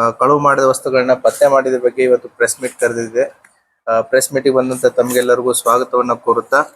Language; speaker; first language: Kannada; native; Kannada